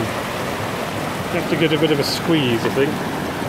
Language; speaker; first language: English; native; English